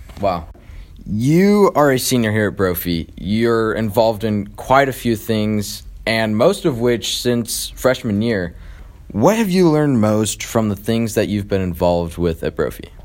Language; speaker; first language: English; native; English